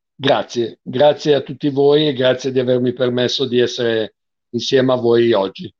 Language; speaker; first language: Italian; native; Italian